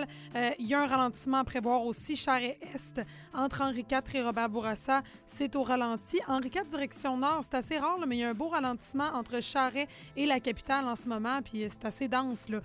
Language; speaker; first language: French; native; French